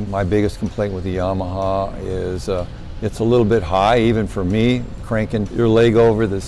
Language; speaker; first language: English; native; English